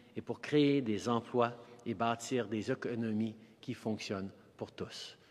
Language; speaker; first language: French; early bilingual, heritage; French